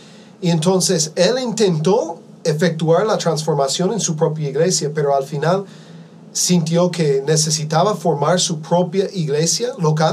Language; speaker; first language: Spanish; non-native, fluent; English